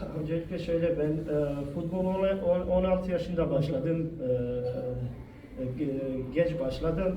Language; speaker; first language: Turkish; non-native, fluent; Bosnian